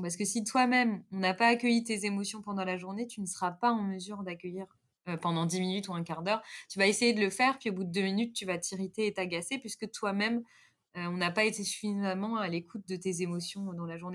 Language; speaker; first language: French; native; French